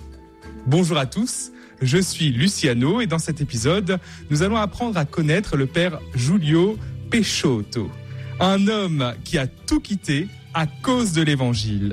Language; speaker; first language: French; native; French